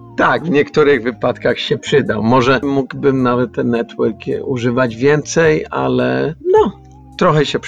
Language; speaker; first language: Polish; early bilingual, heritage; Polish